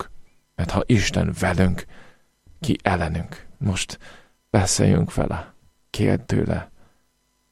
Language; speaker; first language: Hungarian; non-native, fluent; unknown